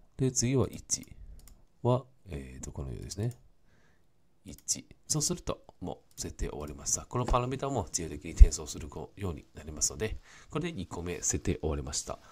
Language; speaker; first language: Japanese; non-native, fluent; Cantonese